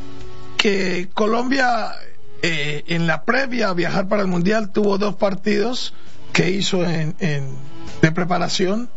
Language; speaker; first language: Spanish; native; Spanish